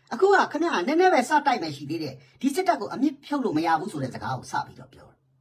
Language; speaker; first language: Burmese; non-native, local second language; S'gaw Karen